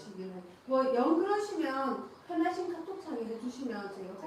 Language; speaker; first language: Korean; native; Korean